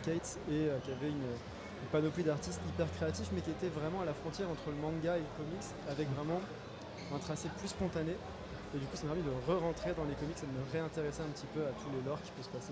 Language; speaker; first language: French; native; French